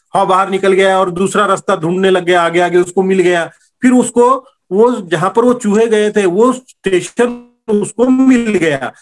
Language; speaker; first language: Hindi; non-native, local second language; Marathi